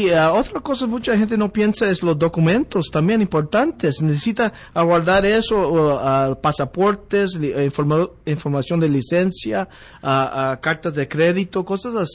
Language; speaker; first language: Spanish; early bilingual, heritage; Spanish